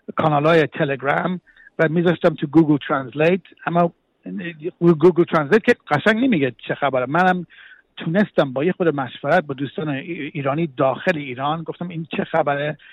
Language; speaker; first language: Persian; early bilingual, heritage; Persian